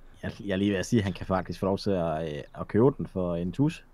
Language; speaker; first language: Danish; native; Danish